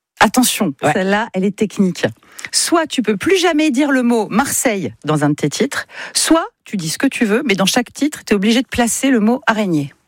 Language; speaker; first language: French; native; French